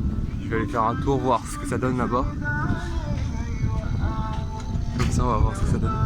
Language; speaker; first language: French; native; French